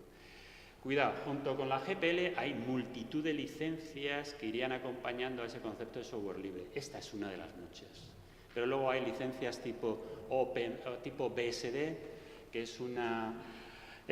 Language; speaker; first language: Spanish; native; Spanish